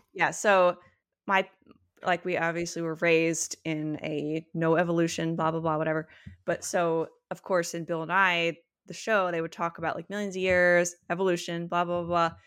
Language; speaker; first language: English; early bilingual, other home language; Italian